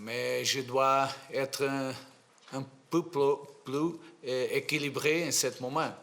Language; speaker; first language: French; non-native, fluent; Portuguese